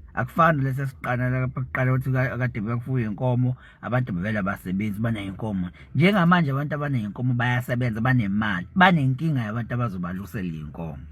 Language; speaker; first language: Zulu; native; Zulu